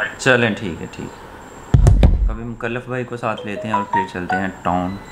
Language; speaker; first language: Urdu; non-native, local second language; Punjabi